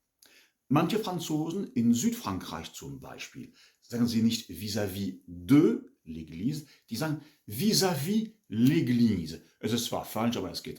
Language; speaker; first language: German; non-native, fluent; French